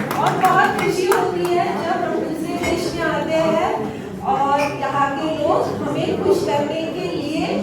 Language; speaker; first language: Hindi; non-native, local second language; Marathi